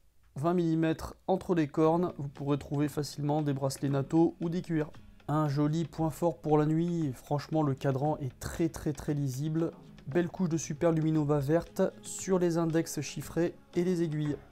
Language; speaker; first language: French; native; French